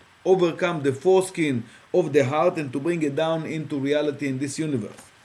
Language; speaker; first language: English; non-native, fluent; Hebrew